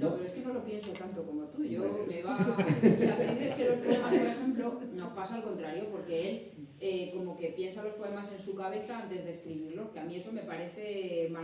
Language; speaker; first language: Spanish; native; Spanish